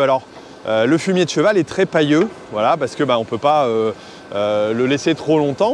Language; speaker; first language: French; native; French